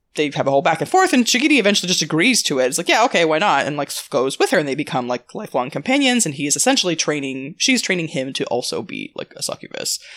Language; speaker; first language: English; native; English